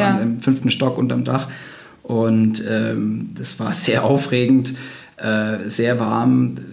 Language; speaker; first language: German; native; German